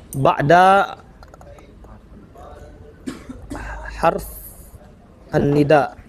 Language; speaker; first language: Arabic; non-native, fluent; Indonesian